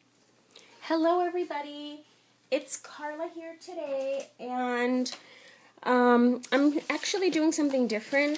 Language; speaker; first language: English; native; English